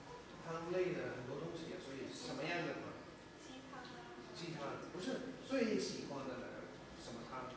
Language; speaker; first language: Chinese; non-native, fluent; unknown